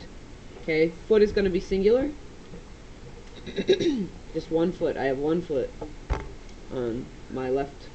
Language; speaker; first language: English; native; English